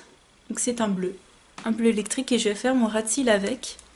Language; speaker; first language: French; native; French